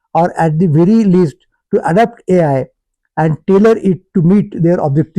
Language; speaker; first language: English; non-native, local second language; Marathi